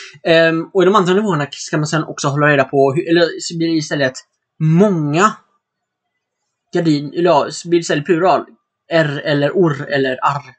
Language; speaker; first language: Swedish; native; Swedish